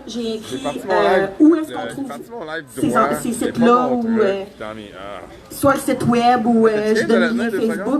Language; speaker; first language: French; native; French